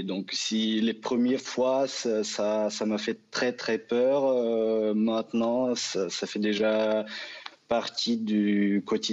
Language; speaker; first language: French; non-native, fluent; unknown